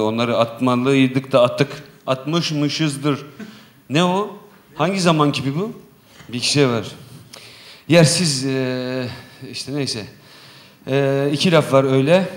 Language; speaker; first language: Turkish; native; Turkish